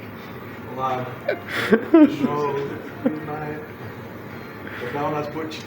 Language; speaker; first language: Russian; non-native, learner; English